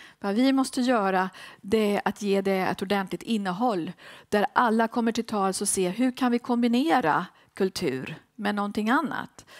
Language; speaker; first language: Swedish; native; Swedish